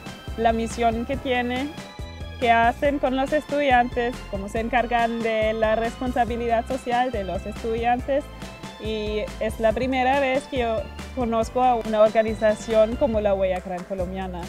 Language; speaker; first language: Spanish; non-native, fluent; German